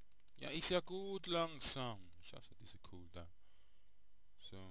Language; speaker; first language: German; native; German